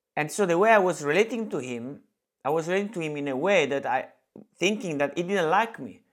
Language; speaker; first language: English; non-native, fluent; Italian